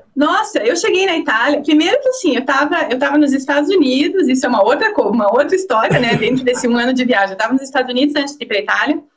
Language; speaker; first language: Portuguese; native; Portuguese